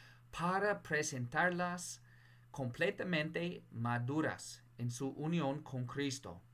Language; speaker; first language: Spanish; non-native, fluent; English